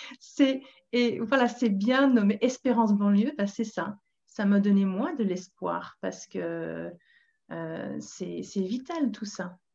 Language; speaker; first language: French; non-native, fluent; English